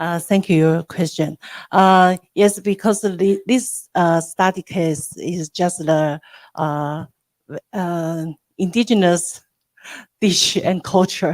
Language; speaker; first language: English; non-native, learner; Chinese